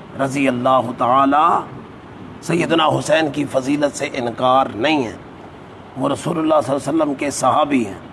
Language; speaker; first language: Urdu; non-native, local second language; Punjabi